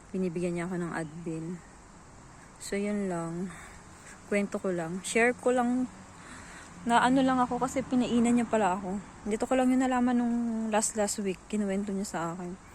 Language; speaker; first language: Filipino; native; Filipino